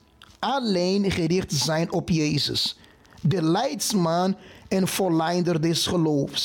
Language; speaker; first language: Dutch; non-native, fluent; Portuguese